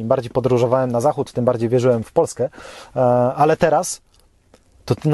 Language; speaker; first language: Polish; native; Polish